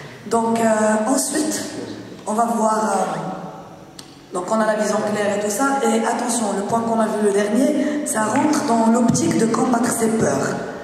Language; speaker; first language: French; non-native, local second language; Arabic